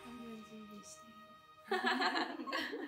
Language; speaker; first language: Japanese; non-native, learner; English